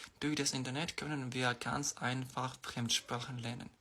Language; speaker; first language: German; non-native, fluent; Ukrainian